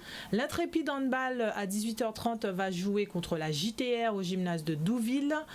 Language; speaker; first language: French; native; French